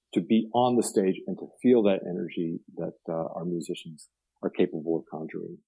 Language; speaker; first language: English; native; English